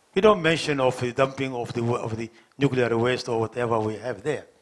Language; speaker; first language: English; non-native, learner; Somali